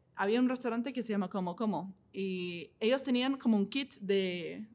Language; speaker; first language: Spanish; non-native, fluent; English